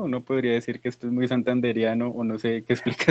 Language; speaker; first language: Spanish; native; Spanish